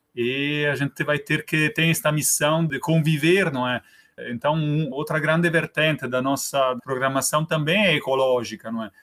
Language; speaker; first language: Portuguese; non-native, fluent; Italian